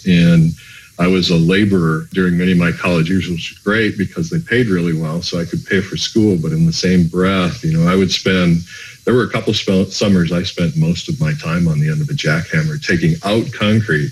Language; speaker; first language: English; native; English